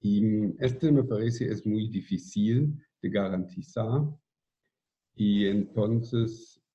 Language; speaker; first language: Spanish; non-native, fluent; German